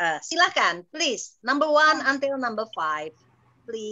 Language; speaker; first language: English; non-native, fluent; Indonesian